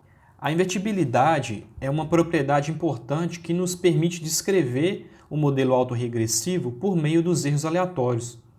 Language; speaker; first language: Portuguese; native; Portuguese